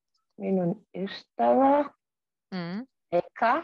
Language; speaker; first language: Finnish; non-native, learner; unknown